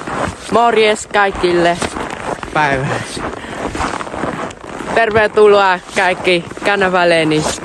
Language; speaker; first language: Finnish; non-native, learner; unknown